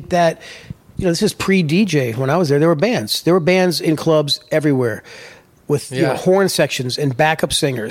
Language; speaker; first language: English; native; English